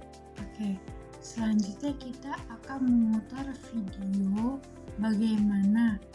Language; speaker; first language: Indonesian; native; Indonesian